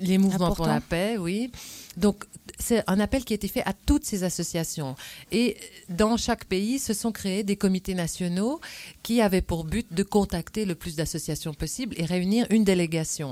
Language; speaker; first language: French; native; French